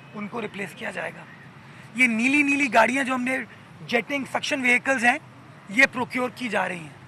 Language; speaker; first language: Urdu; native; Urdu